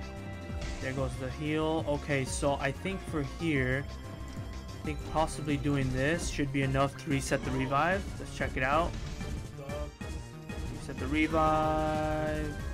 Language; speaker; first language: English; native; English